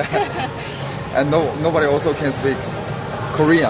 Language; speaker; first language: English; non-native, learner; Korean